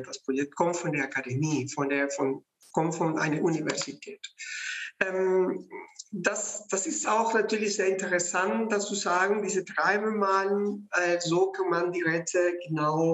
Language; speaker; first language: German; non-native, fluent; Spanish